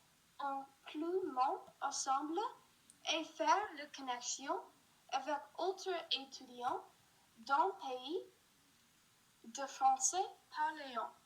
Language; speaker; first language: French; non-native, learner; English